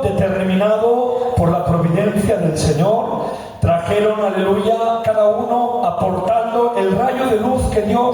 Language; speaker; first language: Spanish; native; Spanish